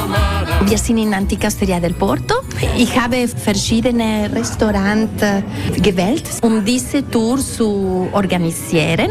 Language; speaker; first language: German; non-native, fluent; Italian